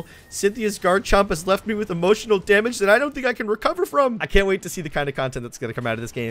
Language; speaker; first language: English; native; English